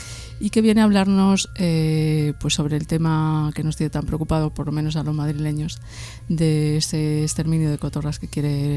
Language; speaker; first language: Spanish; native; Spanish